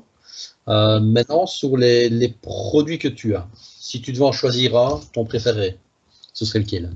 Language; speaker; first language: French; native; French